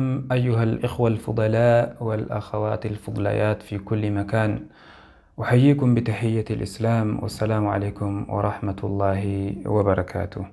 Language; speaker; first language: Arabic; non-native, fluent; Amharic